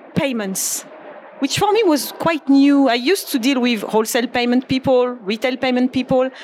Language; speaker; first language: English; non-native, fluent; French